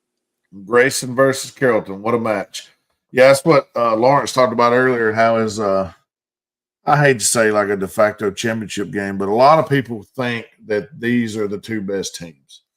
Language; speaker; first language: English; native; English